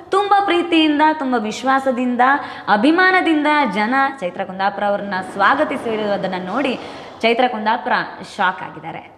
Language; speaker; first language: Kannada; native; Kannada